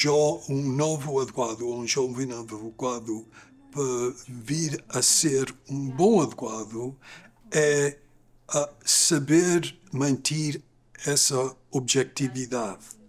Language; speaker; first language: Portuguese; early bilingual, other home language; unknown